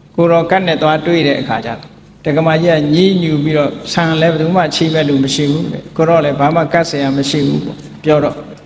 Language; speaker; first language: Burmese; native; Burmese